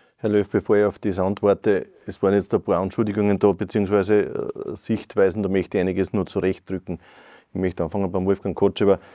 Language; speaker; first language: German; native; German